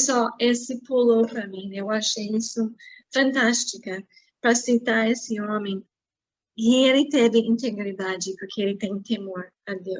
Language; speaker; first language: Portuguese; non-native, fluent; English